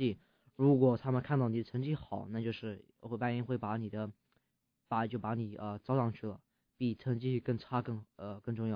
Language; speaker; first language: Chinese; early bilingual, heritage; Chinese